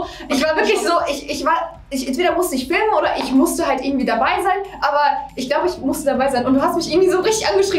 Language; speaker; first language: German; native; German